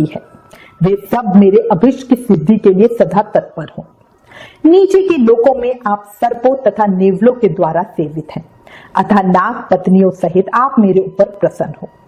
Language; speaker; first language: Hindi; native; Hindi